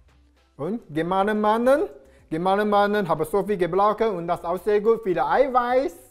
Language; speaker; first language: German; non-native, learner; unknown